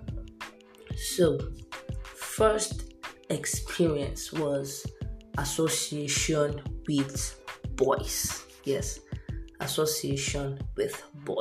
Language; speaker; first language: English; non-native, local second language; Yoruba